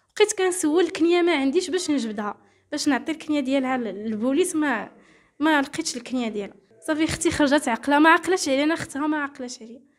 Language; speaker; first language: Arabic; native; Arabic